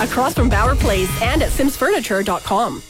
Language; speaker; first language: English; native; English